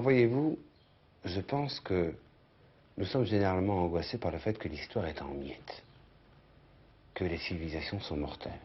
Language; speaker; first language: French; native; French